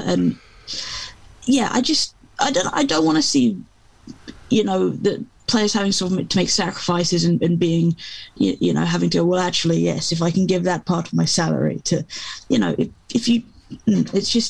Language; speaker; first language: English; native; English